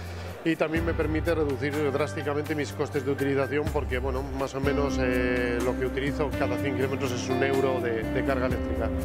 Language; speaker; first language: Spanish; native; Spanish